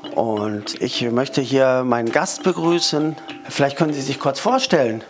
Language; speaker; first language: German; native; German